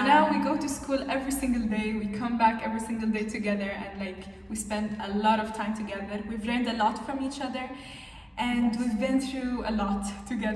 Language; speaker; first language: English; non-native, fluent; Arabic